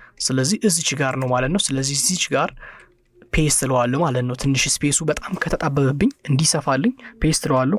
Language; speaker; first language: Amharic; native; Amharic